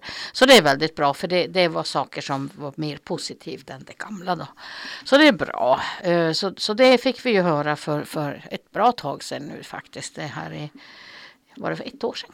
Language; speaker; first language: Swedish; native; Swedish